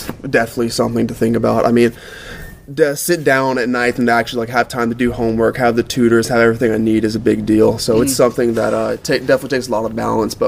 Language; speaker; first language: English; native; English